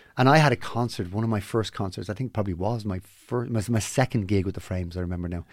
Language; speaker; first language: English; native; English